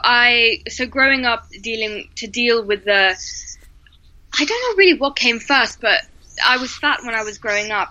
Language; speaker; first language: English; native; English